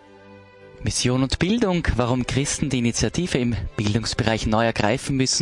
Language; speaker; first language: German; native; German